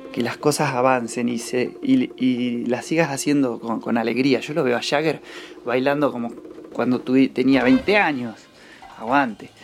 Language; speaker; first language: Spanish; native; Spanish